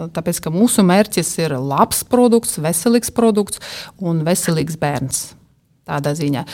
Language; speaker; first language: Latvian; non-native, local second language; Russian